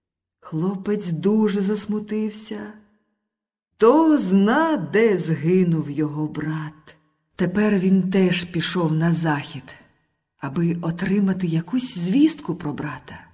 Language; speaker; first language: Ukrainian; native; Ukrainian